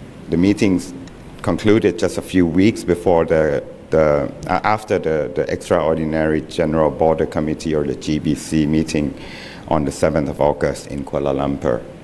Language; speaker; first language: English; non-native, fluent; Thai